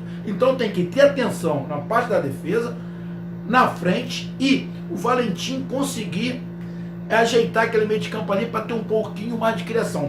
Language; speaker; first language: Portuguese; native; Portuguese